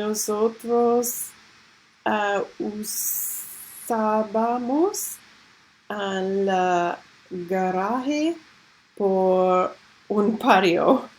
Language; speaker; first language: Spanish; non-native, learner; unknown